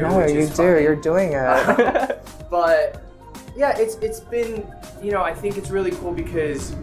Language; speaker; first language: English; native; English